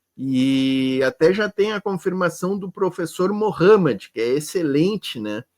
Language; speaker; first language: Portuguese; native; Portuguese